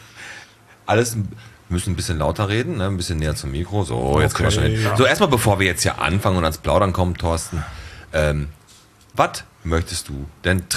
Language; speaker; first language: German; native; German